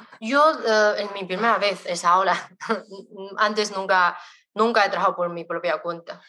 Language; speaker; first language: Spanish; non-native, fluent; Chinese